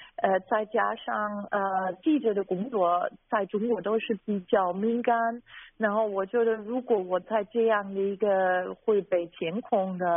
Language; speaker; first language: Chinese; non-native, fluent; German